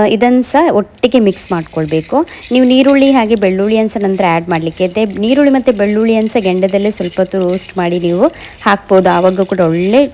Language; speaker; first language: Kannada; non-native, local second language; Konkani